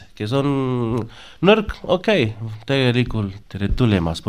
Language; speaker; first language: Estonian; non-native, learner; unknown